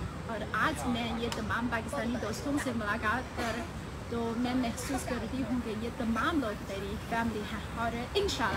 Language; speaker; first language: Hindi; non-native, learner; Chinese